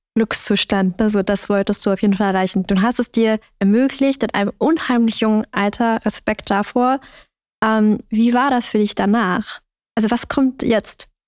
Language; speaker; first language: German; early bilingual, other home language; Vietnamese